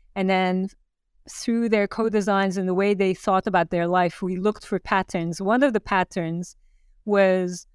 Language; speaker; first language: English; non-native, fluent; Turkish